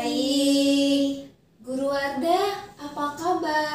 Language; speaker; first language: Indonesian; non-native, learner; Japanese